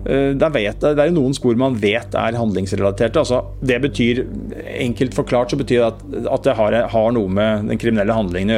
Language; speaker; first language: Norwegian; native; Norwegian